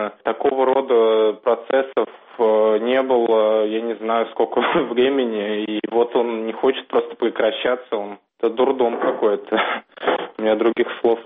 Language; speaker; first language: Russian; native; Russian